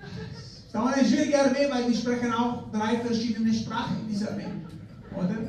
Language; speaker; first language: German; non-native, fluent; Spanish